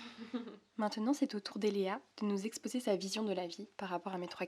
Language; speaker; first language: French; native; French